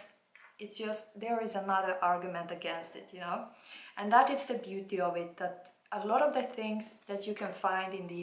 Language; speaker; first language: English; non-native, fluent; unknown